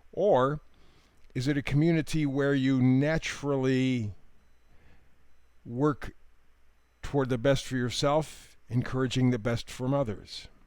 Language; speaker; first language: English; native; English